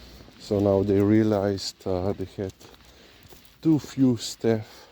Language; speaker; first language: English; non-native, fluent; Slovenian